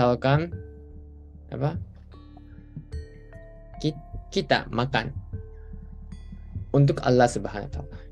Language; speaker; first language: Indonesian; non-native, fluent; Japanese